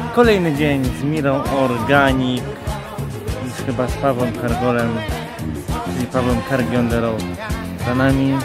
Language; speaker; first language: Polish; native; Polish